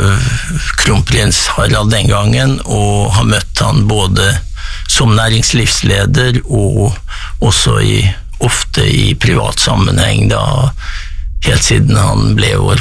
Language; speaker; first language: Norwegian; native; Norwegian